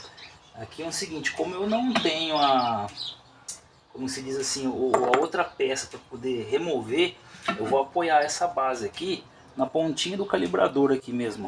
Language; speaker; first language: Portuguese; native; Portuguese